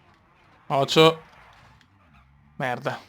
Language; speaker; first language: Italian; native; Italian